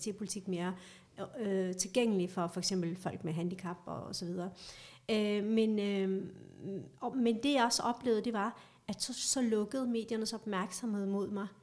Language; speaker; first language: Danish; early bilingual, other home language; Kurdish